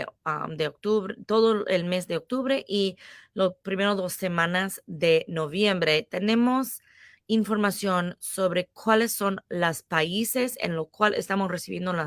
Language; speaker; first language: Spanish; non-native, fluent; English